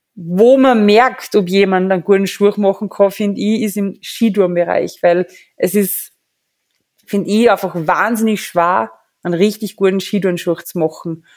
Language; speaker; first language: German; native; German